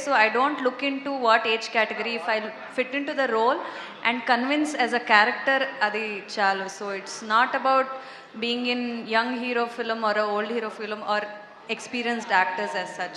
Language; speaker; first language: Telugu; non-native, fluent; Kannada